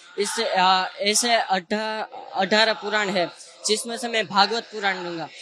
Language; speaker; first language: Hindi; non-native, local second language; Gujarati